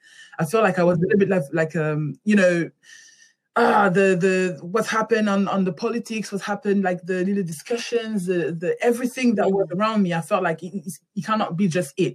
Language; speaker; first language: English; non-native, fluent; French